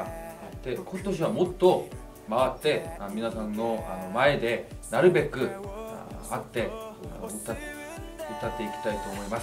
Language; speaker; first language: Japanese; native; Japanese